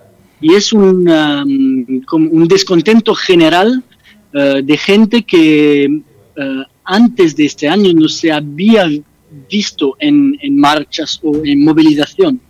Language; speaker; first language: Spanish; non-native, fluent; French